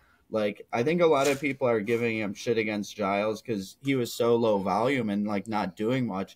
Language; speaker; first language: English; native; English